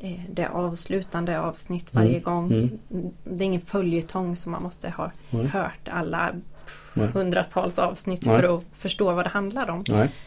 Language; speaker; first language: Swedish; native; Swedish